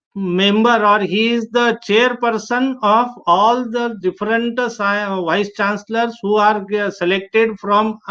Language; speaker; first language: English; non-native, local second language; Hindi